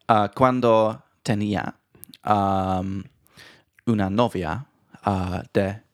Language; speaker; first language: Spanish; non-native, learner; English